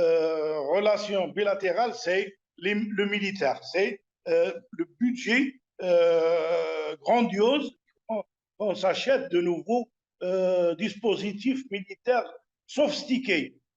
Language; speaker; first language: French; non-native, local second language; Arabic